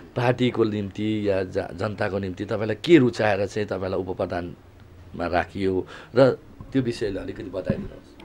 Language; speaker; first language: Nepali; native; Nepali